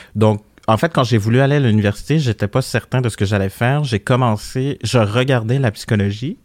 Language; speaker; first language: French; early bilingual, other home language; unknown